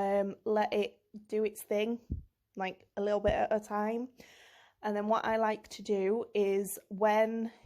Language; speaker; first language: English; native; English